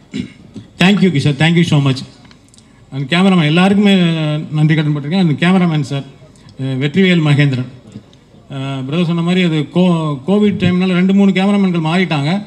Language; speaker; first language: Tamil; native; Tamil